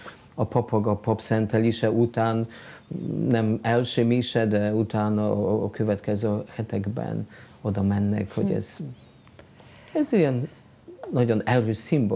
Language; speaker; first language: Hungarian; non-native, fluent; Polish